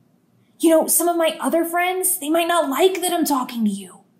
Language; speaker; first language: English; native; English